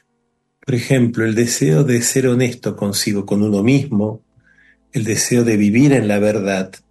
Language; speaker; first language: Spanish; native; Spanish